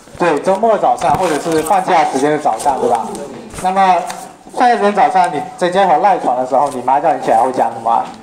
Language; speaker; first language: Chinese; native; Chinese